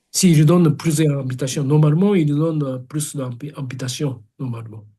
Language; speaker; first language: French; non-native, fluent; Japanese